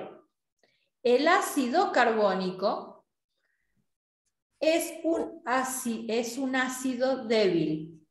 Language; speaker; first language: Spanish; native; Spanish